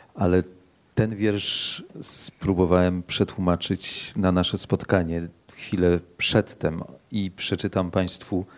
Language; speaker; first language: Polish; native; Polish